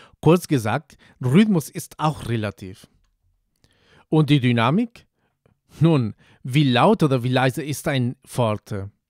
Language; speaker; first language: German; non-native, fluent; Spanish